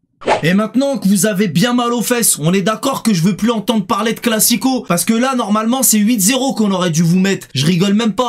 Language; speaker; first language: French; native; French